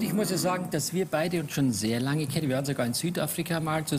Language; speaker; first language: German; native; German